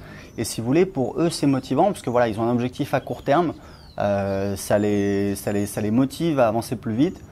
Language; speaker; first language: French; native; French